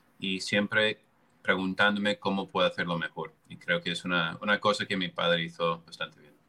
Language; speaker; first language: Spanish; non-native, fluent; English